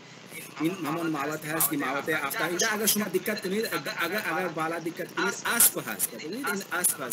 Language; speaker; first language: Persian; non-native, learner; Hindi